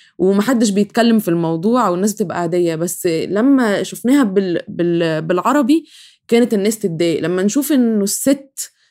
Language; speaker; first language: Arabic; native; Arabic